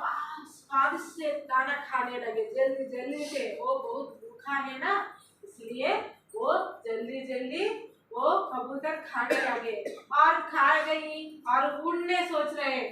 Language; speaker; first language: Hindi; non-native, local second language; Telugu